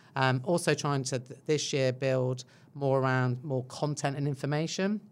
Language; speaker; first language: English; native; English